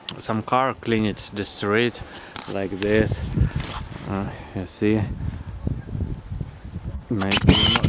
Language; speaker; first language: English; non-native, learner; Ukrainian